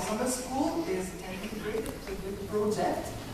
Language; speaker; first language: English; non-native, local second language; Lithuanian